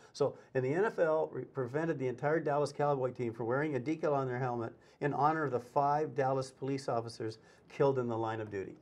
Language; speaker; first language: English; native; English